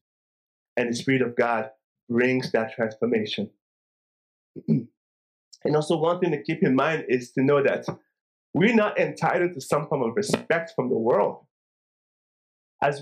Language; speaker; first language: English; non-native, local second language; Igbo